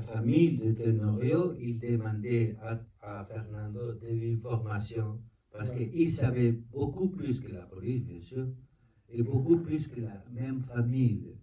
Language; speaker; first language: French; non-native, learner; Spanish